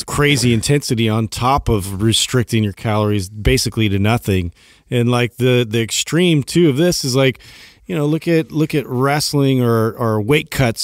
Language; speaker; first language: English; native; English